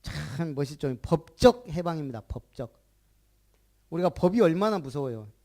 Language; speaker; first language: Korean; native; Korean